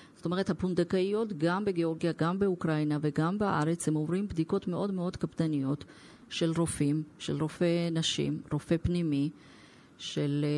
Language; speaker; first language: Hebrew; non-native, fluent; Russian